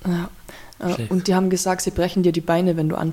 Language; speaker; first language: German; native; German